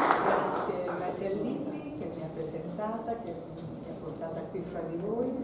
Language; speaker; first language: Italian; native; Italian